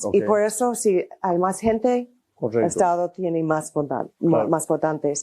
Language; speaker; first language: Spanish; non-native, fluent; English